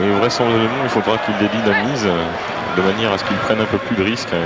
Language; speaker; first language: French; native; French